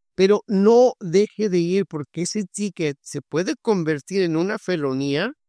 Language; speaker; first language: Spanish; native; Spanish